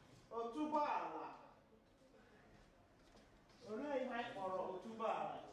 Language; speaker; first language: Igbo; native; Igbo